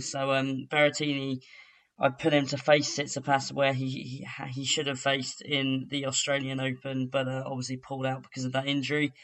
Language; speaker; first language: English; native; English